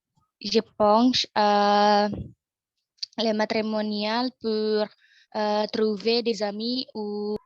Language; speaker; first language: French; non-native, learner; Indonesian